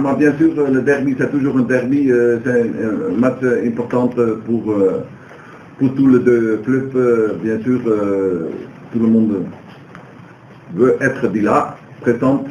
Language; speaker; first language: French; non-native, learner; Dutch